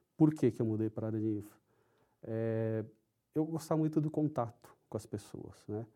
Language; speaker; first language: Portuguese; non-native, local second language; Japanese